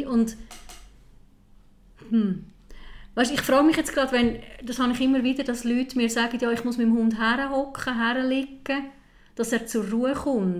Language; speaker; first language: German; native; German